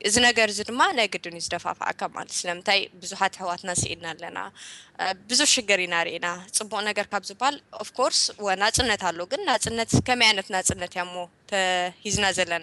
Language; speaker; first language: Tigrinya; early bilingual, heritage; Tigrinya